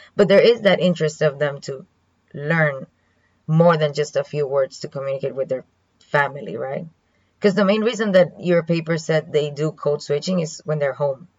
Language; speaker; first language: English; non-native, fluent; Spanish